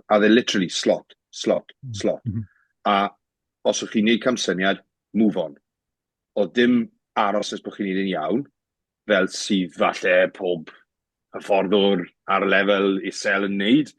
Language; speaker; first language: Welsh; native; Welsh